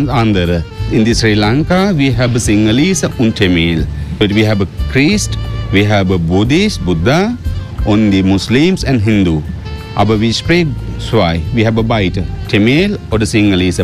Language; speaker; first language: German; non-native, learner; Sinhala